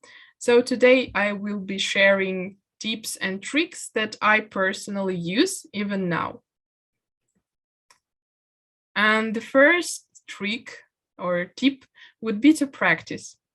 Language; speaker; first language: English; non-native, fluent; Ukrainian